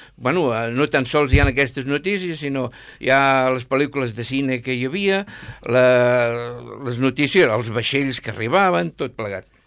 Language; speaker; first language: Catalan; native; Catalan